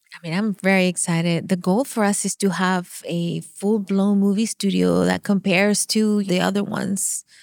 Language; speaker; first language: English; non-native, fluent; Spanish